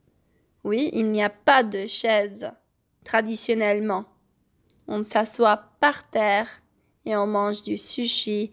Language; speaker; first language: French; non-native, fluent; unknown